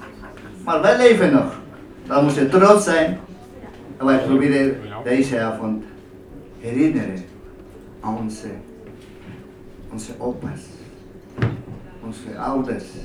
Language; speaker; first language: Dutch; non-native, learner; Spanish